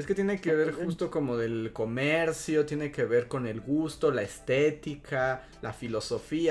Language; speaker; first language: Spanish; native; Spanish